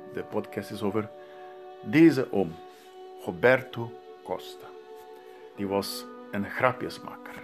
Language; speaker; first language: Dutch; non-native, learner; Portuguese